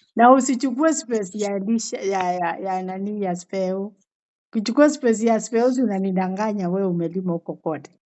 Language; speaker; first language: Swahili; native; Swahili